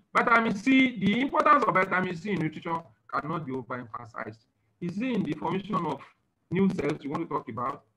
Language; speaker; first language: English; non-native, local second language; Yoruba